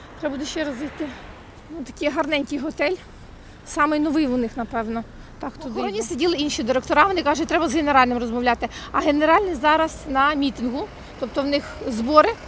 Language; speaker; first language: Ukrainian; native; Ukrainian